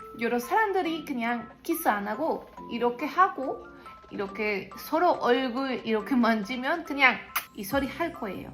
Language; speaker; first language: Korean; non-native, learner; Spanish